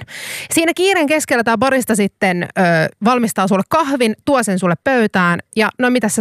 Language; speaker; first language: Finnish; native; Finnish